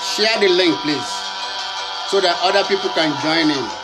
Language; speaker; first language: English; non-native, local second language; Yoruba